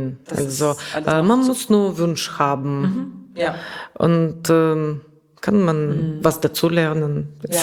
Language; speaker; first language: German; non-native, learner; Russian